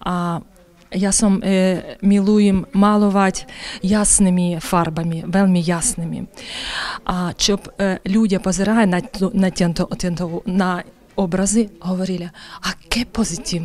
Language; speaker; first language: Slovak; non-native, learner; Ukrainian